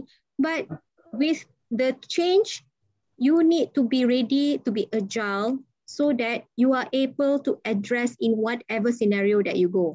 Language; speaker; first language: English; non-native, local second language; Malay